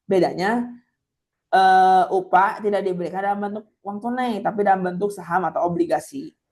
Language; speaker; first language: Indonesian; native; Indonesian